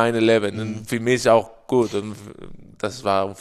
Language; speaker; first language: German; non-native, fluent; Spanish